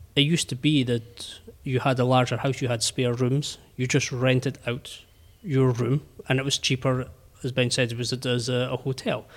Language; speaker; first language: English; native; English